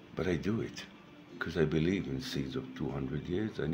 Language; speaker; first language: English; non-native, learner; Hebrew